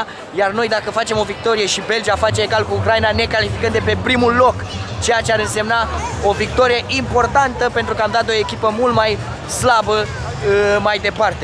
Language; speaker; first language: Romanian; native; Romanian